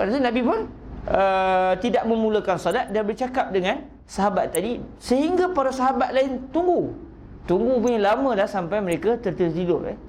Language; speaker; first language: Malay; native; Malay